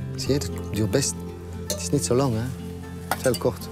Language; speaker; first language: Dutch; non-native, fluent; French